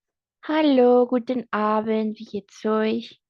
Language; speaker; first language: German; non-native, fluent; Spanish